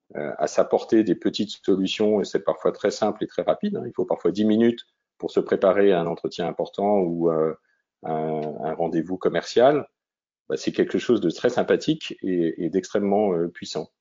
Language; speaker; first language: French; native; French